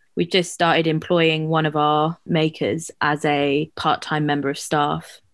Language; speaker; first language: English; native; English